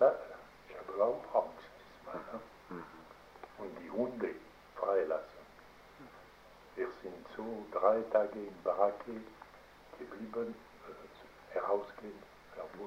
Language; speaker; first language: German; non-native, learner; French